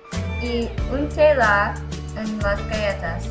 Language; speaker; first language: Spanish; non-native, learner; English